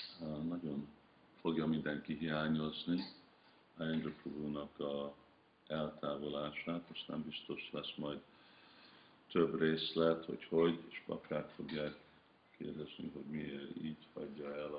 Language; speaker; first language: Hungarian; early bilingual, heritage; Hungarian